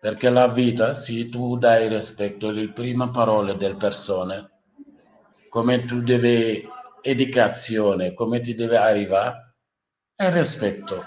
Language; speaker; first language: Italian; non-native, learner; Wolof